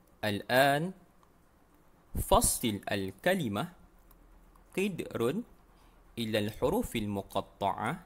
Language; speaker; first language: Arabic; non-native, fluent; Malay